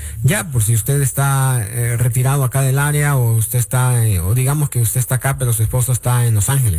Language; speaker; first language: Spanish; native; Spanish